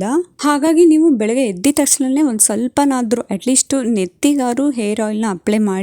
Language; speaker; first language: Kannada; native; Kannada